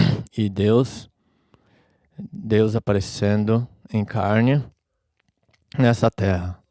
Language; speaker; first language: Portuguese; non-native, fluent; English